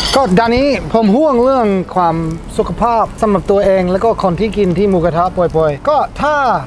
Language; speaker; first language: Thai; non-native, fluent; English